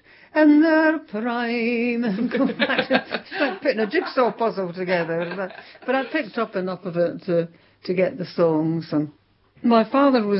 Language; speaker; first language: English; non-native, local second language; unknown